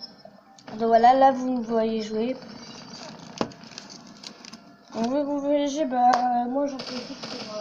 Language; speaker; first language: French; native; French